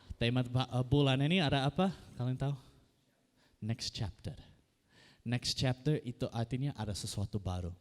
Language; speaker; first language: Indonesian; non-native, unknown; English